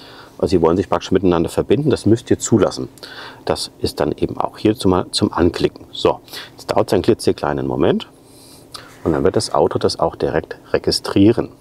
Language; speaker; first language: German; native; German